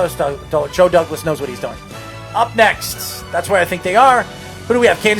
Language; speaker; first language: English; native; English